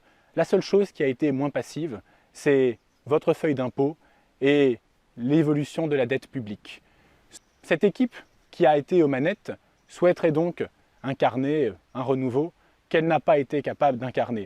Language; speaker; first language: French; native; French